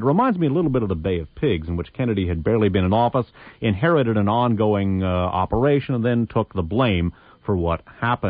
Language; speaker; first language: English; native; English